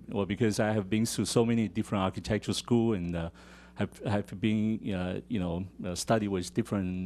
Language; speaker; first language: English; non-native, fluent; Chinese